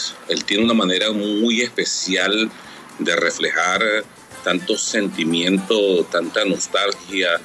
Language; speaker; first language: Spanish; native; Spanish